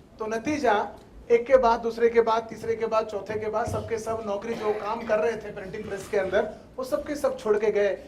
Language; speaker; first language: Hindi; non-native, local second language; Telugu